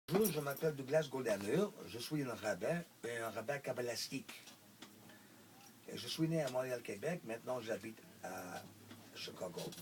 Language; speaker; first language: French; non-native, local second language; English